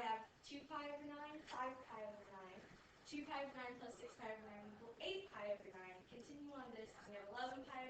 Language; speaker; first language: English; native; English